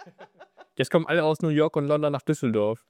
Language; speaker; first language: German; native; German